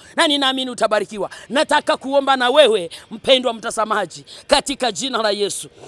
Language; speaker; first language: Swahili; non-native, local second language; Luyia